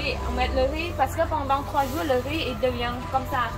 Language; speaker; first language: French; non-native, learner; Khmer